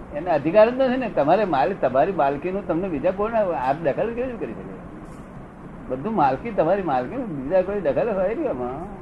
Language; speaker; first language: Gujarati; native; Gujarati